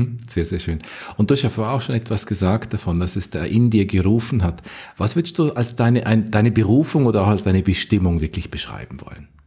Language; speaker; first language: German; native; German